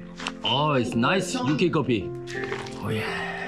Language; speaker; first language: English; non-native, learner; Korean